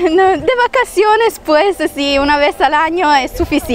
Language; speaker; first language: Spanish; non-native, fluent; Italian